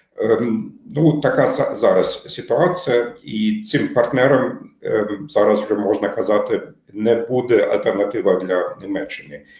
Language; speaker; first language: Ukrainian; non-native, fluent; German